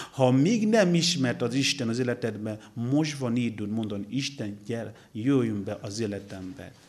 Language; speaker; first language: Hungarian; non-native, fluent; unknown